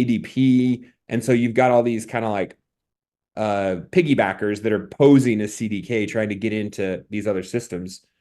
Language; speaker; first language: English; native; English